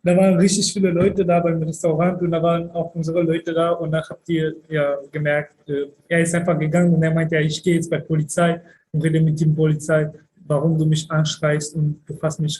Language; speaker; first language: German; early bilingual, other home language; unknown